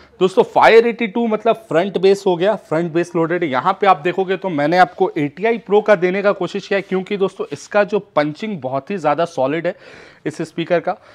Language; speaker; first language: Hindi; native; Hindi